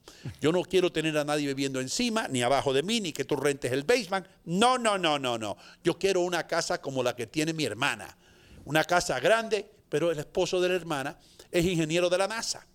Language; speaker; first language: Spanish; native; Spanish